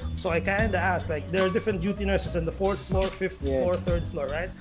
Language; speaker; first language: English; non-native, local second language; Cebuano